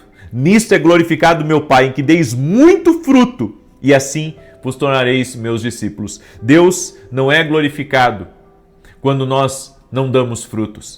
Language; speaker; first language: Portuguese; native; Portuguese